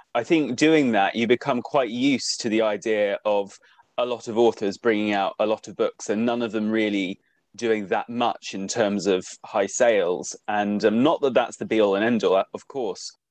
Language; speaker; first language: English; native; English